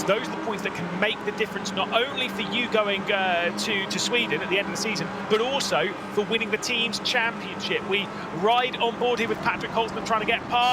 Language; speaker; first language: English; native; English